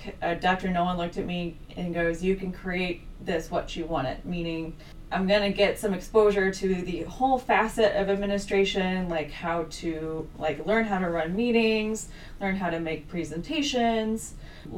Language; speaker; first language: English; native; English